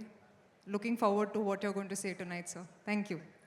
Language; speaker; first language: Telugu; non-native, local second language; Hindi